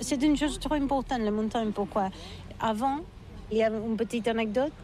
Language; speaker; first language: French; non-native, learner; Catalan